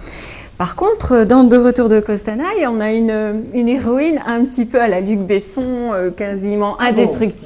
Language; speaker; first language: French; native; French